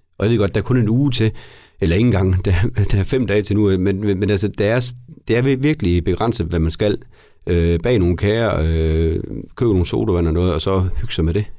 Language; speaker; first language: Danish; native; Danish